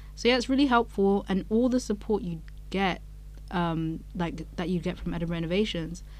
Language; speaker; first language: English; non-native, local second language; Yoruba